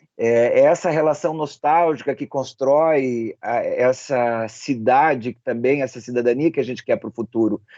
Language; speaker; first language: Portuguese; native; Portuguese